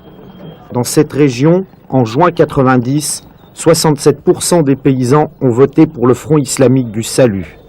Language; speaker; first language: French; native; French